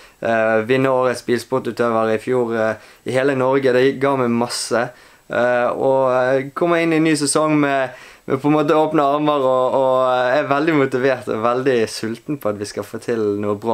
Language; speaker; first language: Norwegian; native; Norwegian